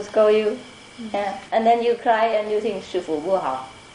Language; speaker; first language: English; non-native, fluent; Vietnamese